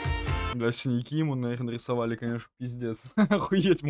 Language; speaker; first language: Russian; native; Russian